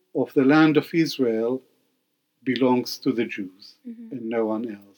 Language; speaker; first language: English; non-native, fluent; Hebrew